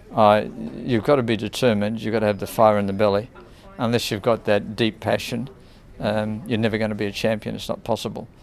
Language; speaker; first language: English; native; English